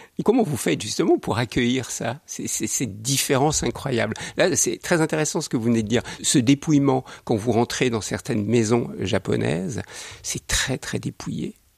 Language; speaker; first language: French; native; French